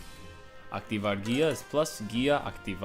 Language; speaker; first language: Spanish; non-native, fluent; English